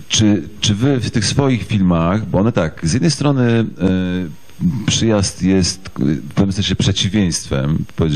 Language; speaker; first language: Polish; native; Polish